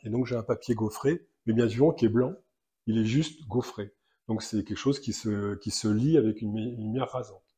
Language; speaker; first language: French; native; French